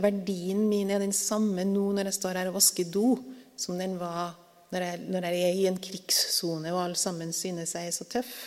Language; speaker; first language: Norwegian; native; Norwegian